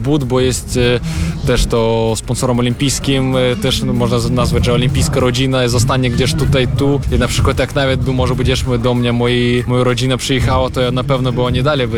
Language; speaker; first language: Polish; non-native, fluent; Russian